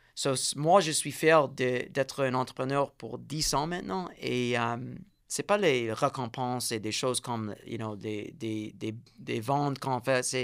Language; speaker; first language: French; non-native, learner; English